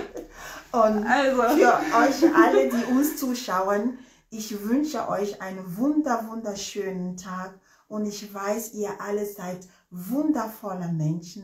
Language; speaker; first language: German; non-native, fluent; Ewe